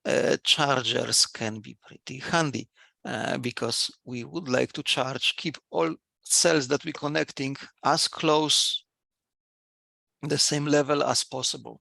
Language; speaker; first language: English; non-native, fluent; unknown